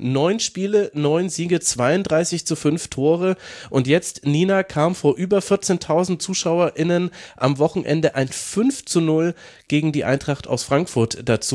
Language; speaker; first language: German; native; German